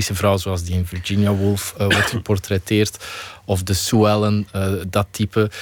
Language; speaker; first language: Dutch; native; Dutch